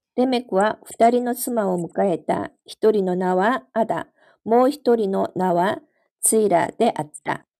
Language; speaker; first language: Japanese; non-native, fluent; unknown